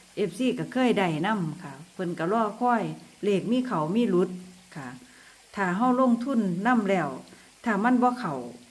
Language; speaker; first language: Thai; native; Thai